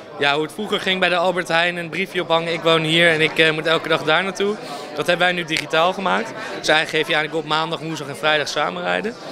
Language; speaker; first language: Dutch; native; Dutch